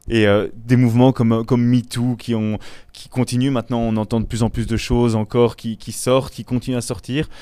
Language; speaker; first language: French; native; French